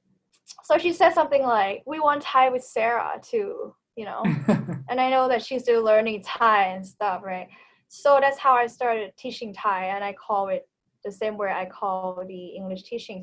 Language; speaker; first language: English; non-native, fluent; Thai